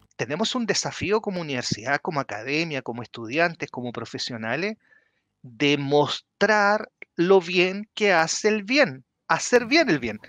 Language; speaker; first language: Spanish; native; Spanish